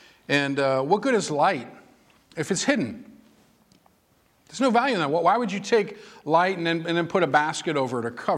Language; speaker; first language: English; native; English